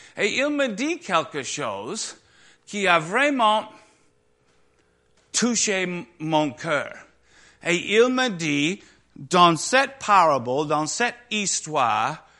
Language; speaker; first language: French; non-native, learner; English